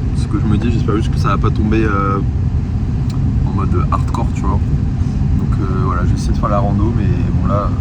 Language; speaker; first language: French; native; French